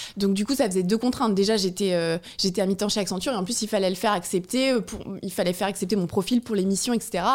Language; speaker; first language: French; native; French